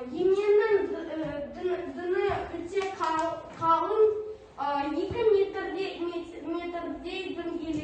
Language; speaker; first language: Kazakh; non-native, local second language; Russian